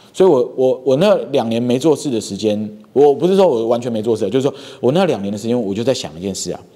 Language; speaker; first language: Chinese; native; Chinese